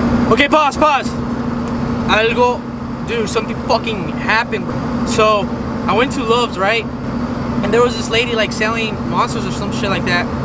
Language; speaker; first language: English; early bilingual, other home language; Spanish